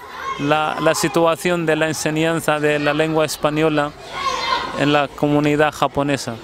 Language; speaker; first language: Spanish; non-native, fluent; Arabic